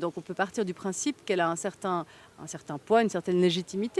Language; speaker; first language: French; native; French